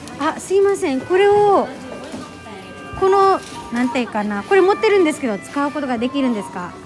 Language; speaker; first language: Japanese; non-native, learner; Filipino